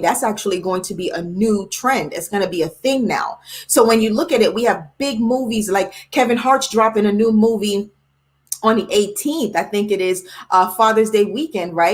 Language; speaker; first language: English; native; English